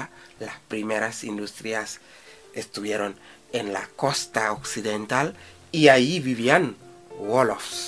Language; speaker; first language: Spanish; non-native, fluent; Wolof